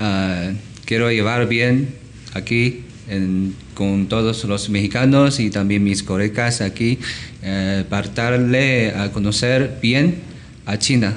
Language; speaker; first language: Spanish; non-native, learner; Chinese